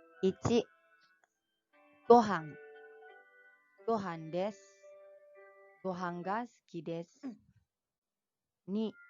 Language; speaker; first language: Japanese; non-native, fluent; Indonesian